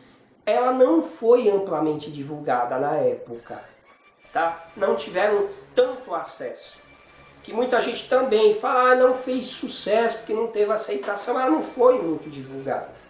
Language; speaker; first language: Portuguese; native; Portuguese